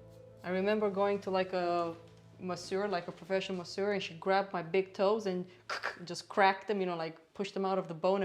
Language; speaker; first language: English; non-native, fluent; Romanian